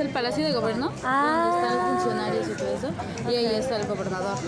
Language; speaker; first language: Spanish; native; Spanish